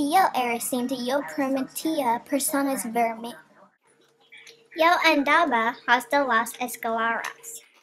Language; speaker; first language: Spanish; non-native, learner; English